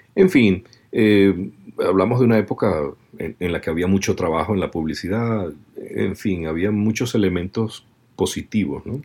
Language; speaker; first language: Spanish; native; Spanish